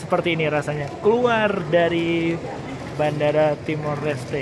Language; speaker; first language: Indonesian; native; Indonesian